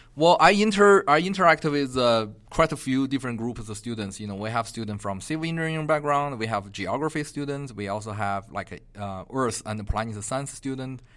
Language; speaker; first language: English; non-native, fluent; Chinese